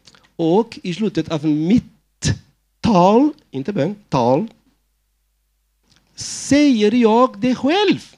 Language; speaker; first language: Swedish; non-native, fluent; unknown